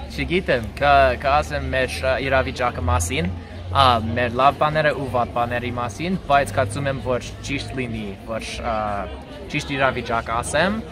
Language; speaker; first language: Armenian; non-native, learner; English